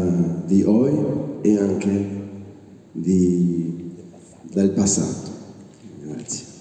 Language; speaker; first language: Italian; non-native, learner; French